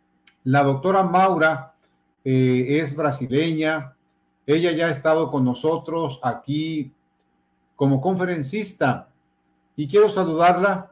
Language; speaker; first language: Spanish; native; Spanish